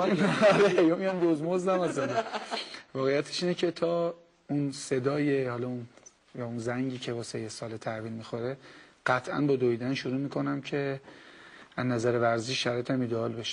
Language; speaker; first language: Persian; native; Persian